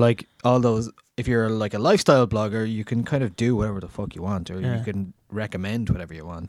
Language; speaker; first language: English; native; English